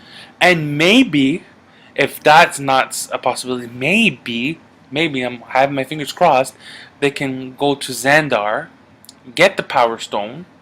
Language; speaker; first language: English; native; English